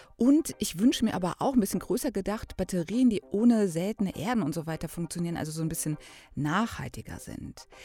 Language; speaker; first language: German; native; German